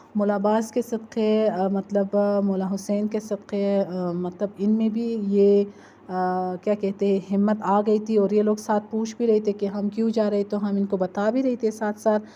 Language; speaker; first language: Urdu; native; Urdu